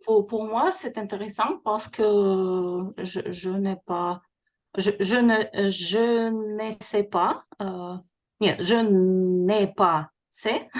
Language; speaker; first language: French; non-native, learner; Russian